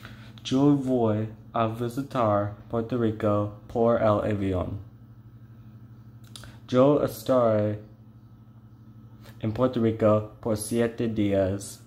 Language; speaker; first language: Spanish; non-native, learner; English